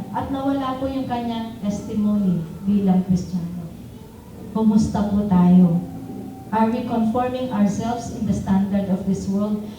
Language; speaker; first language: Filipino; native; Filipino